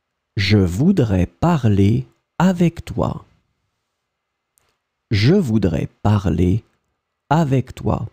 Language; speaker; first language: French; non-native, fluent; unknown